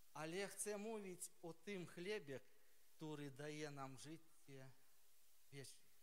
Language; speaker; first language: Polish; non-native, learner; Ukrainian